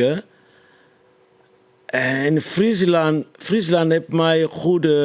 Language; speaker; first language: Dutch; non-native, fluent; Lingala